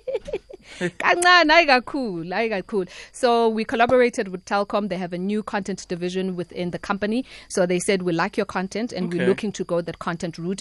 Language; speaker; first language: English; non-native, local second language; Zulu